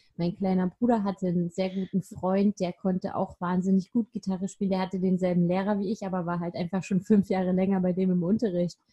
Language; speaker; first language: German; native; German